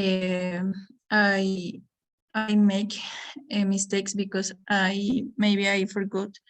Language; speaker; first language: English; non-native, learner; Spanish